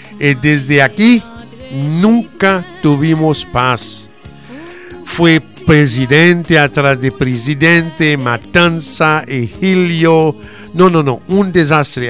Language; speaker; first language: Spanish; non-native, fluent; Haitian Creole